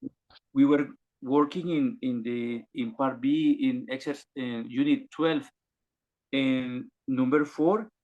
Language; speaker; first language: English; non-native, learner; Spanish